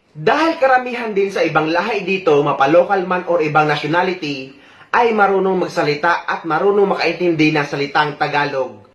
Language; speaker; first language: Filipino; native; Filipino